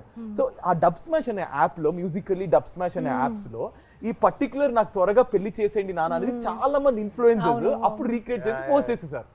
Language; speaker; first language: Telugu; native; Telugu